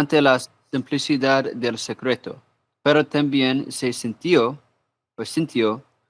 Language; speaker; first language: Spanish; non-native, learner; English